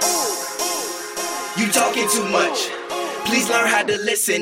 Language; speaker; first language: English; native; English